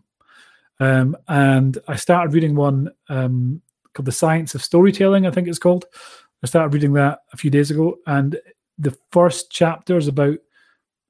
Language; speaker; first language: English; native; English